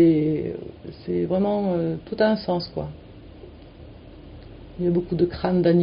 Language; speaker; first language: French; native; French